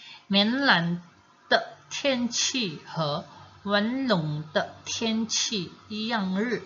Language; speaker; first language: Chinese; non-native, fluent; Indonesian